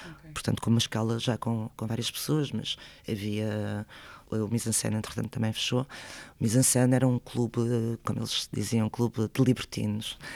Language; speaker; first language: Portuguese; early bilingual, other home language; Spanish